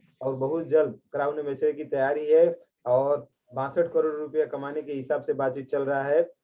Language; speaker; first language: Hindi; native; Hindi